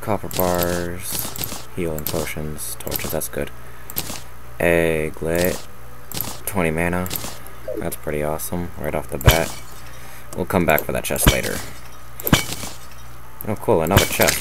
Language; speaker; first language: English; native; English